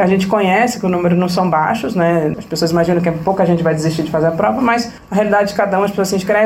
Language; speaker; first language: Portuguese; native; Portuguese